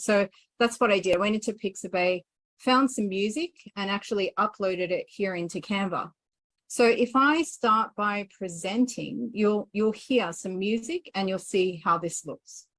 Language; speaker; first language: English; native; English